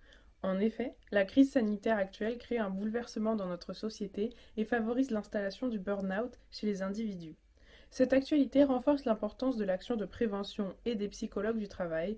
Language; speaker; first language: French; native; French